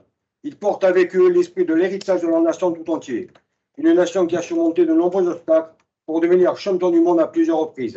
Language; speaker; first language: French; native; French